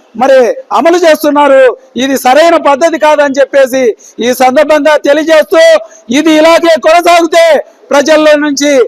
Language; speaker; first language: Telugu; native; Telugu